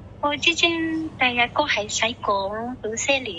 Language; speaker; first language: Cantonese; non-native, learner; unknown